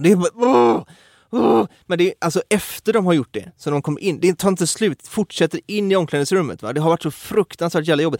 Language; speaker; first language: Swedish; native; Swedish